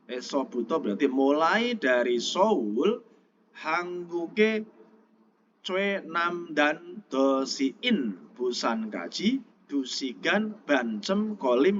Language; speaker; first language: Korean; non-native, fluent; Indonesian